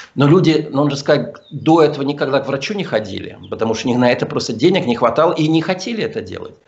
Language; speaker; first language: Russian; early bilingual, heritage; Russian